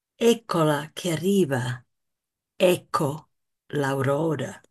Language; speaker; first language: English; early bilingual, other home language; Italian